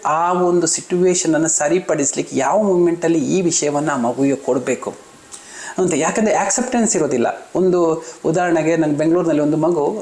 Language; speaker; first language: Kannada; non-native, local second language; Malayalam